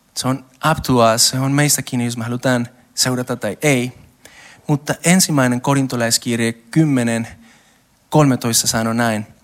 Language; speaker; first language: Finnish; non-native, learner; Spanish